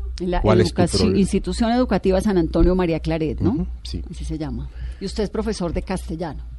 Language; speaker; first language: Spanish; native; Spanish